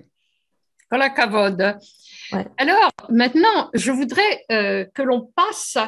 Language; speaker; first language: French; native; French